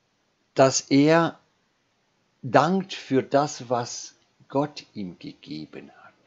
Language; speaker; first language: German; non-native, fluent; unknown